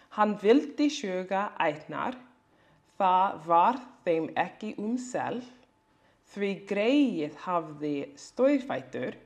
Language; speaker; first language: Icelandic; non-native, learner; English